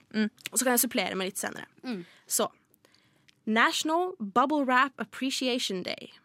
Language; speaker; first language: Norwegian; native; Norwegian